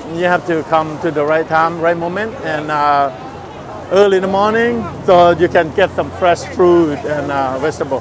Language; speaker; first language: English; non-native, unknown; Lao